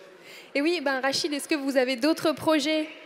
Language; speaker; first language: French; native; French